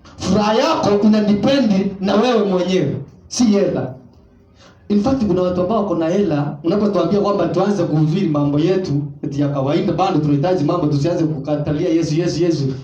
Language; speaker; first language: Swahili; non-native, local second language; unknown